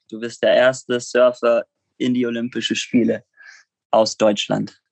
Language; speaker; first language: German; non-native, fluent; English